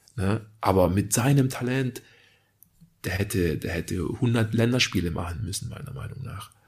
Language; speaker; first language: German; early bilingual, other home language; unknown